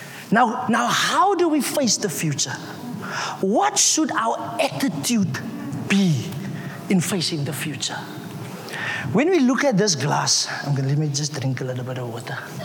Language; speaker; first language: English; non-native, local second language; Afrikaans